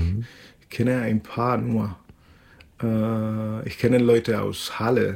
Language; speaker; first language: German; non-native, fluent; Spanish